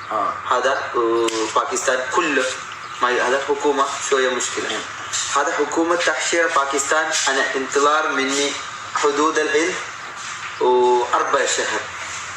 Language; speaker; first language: Arabic; non-native, learner; Malayalam